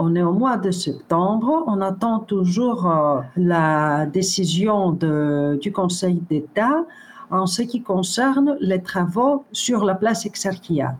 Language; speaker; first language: French; non-native, fluent; Greek